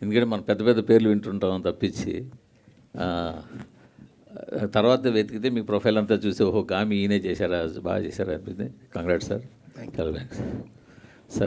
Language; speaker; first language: Telugu; native; Telugu